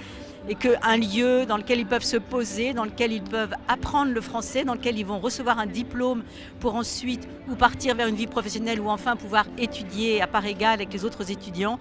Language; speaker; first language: French; native; French